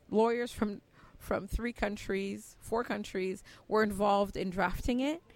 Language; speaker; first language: English; native; English